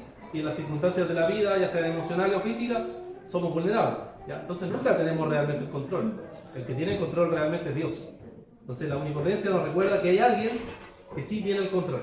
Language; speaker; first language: Spanish; native; Spanish